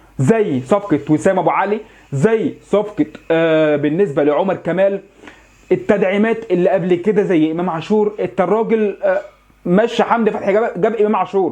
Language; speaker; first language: Arabic; native; Arabic